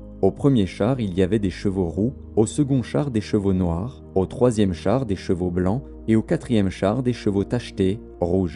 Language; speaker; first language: French; native; French